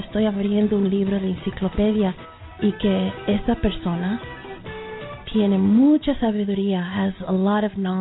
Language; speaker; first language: Spanish; early bilingual, heritage; Spanish